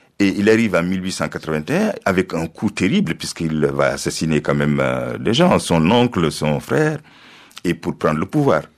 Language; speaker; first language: French; non-native, local second language; Fula